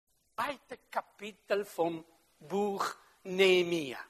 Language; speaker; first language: German; non-native, local second language; French